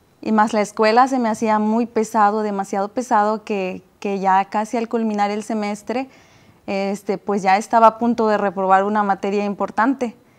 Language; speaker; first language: Spanish; native; Spanish